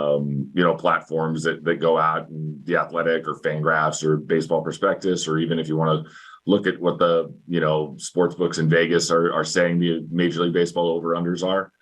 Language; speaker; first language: English; native; English